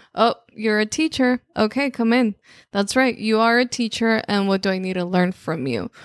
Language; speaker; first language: English; non-native, fluent; Spanish